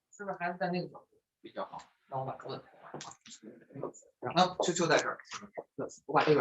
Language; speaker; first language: Chinese; native; Chinese